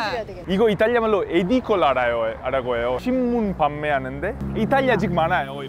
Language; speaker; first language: Korean; non-native, fluent; Italian